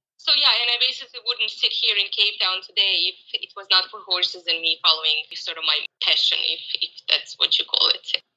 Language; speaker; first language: English; non-native, fluent; Croatian